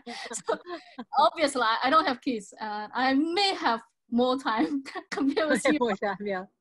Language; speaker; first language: English; non-native, fluent; Portuguese